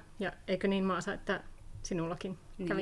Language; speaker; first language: Finnish; native; Finnish